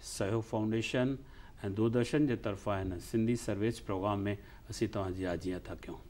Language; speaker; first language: Sindhi; early bilingual, heritage; Sindhi